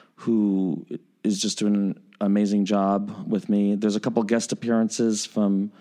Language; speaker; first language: English; native; English